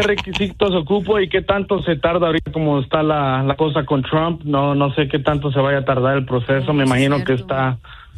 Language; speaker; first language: Spanish; early bilingual, heritage; Spanish